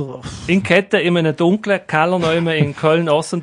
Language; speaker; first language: German; native; German